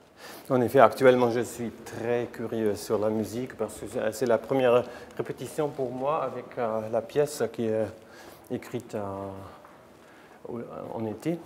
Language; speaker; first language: French; non-native, fluent; German